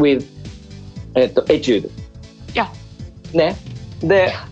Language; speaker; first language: English; non-native, learner; Japanese